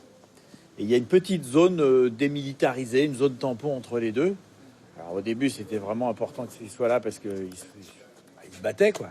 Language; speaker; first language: French; native; French